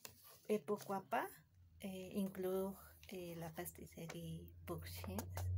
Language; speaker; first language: French; non-native, learner; Spanish